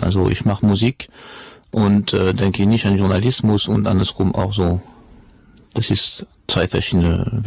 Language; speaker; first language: German; non-native, fluent; French